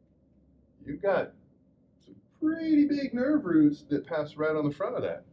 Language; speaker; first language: English; native; English